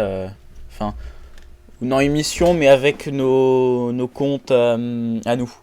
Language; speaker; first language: French; native; French